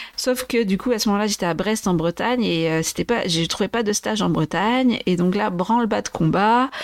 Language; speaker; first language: French; native; French